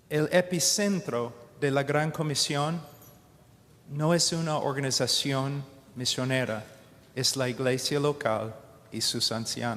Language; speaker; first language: Spanish; non-native, fluent; English